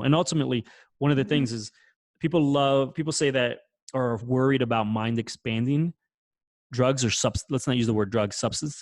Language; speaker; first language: English; native; English